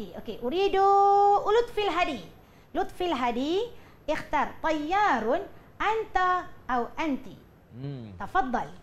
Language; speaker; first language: Arabic; non-native, fluent; Malay